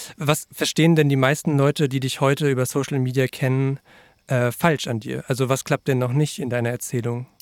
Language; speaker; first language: German; native; German